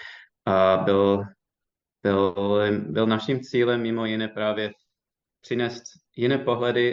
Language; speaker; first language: Czech; non-native, fluent; English